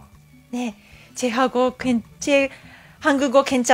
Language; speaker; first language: Korean; non-native, learner; Japanese